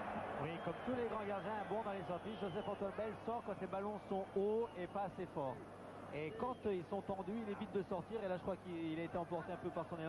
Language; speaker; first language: French; native; French